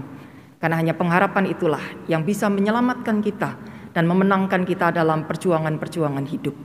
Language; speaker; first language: Indonesian; native; Indonesian